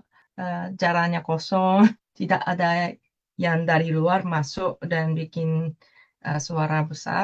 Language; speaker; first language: Indonesian; non-native, fluent; Japanese